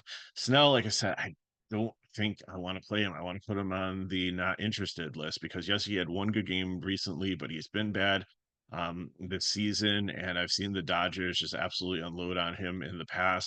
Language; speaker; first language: English; native; English